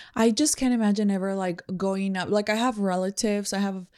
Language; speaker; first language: English; non-native, fluent; Spanish